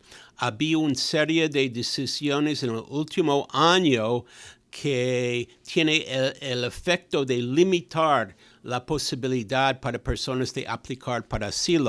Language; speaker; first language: Spanish; non-native, fluent; English